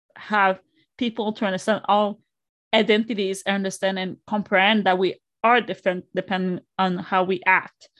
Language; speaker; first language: English; non-native, fluent; Spanish